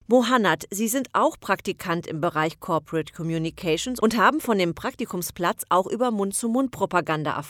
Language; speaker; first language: German; native; German